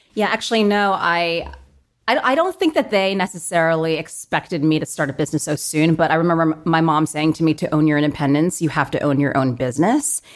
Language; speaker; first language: English; native; English